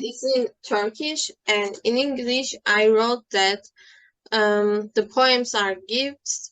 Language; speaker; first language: English; non-native, fluent; Turkish